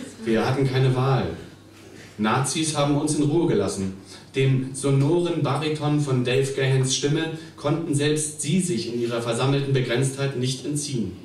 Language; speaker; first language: German; native; German